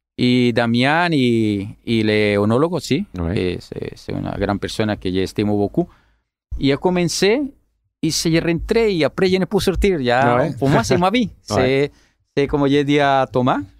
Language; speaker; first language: French; non-native, learner; Spanish